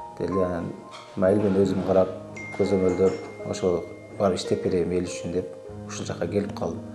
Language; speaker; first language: Kyrgyz; non-native, local second language; Uzbek